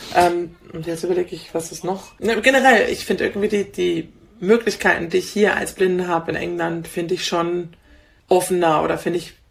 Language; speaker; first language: German; native; German